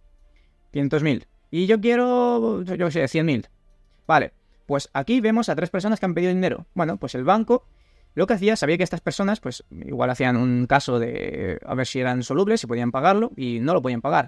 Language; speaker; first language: Spanish; native; Spanish